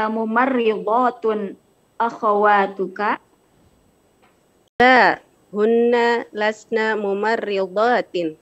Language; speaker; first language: Arabic; non-native, learner; Indonesian